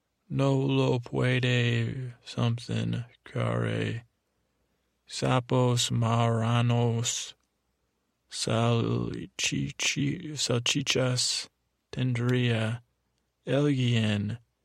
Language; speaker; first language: Spanish; non-native, learner; English